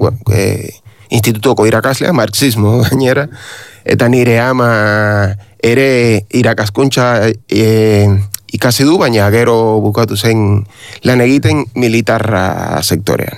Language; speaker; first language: Basque; non-native, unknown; Spanish